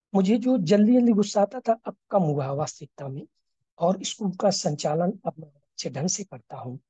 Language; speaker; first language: Hindi; native; Hindi